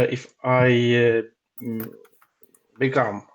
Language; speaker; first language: English; non-native, learner; Ukrainian